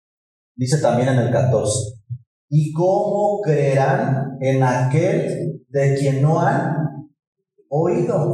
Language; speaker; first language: Spanish; native; Spanish